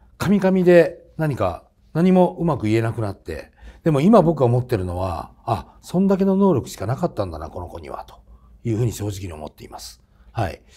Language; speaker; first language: Japanese; native; Japanese